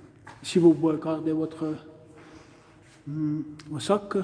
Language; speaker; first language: French; non-native, learner; Estonian